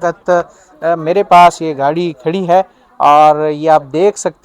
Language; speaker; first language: Urdu; native; Urdu